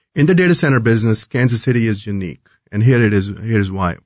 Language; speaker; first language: English; non-native, local second language; Hindi